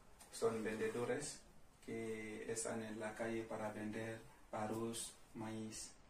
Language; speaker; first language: Spanish; non-native, learner; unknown